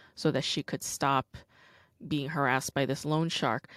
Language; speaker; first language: English; native; English